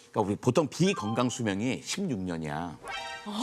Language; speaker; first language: Korean; native; Korean